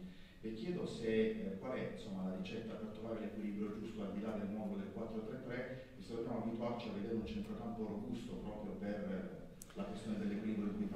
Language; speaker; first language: Italian; native; Italian